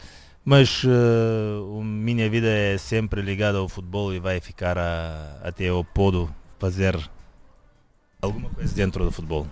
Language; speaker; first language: Portuguese; non-native, fluent; Bulgarian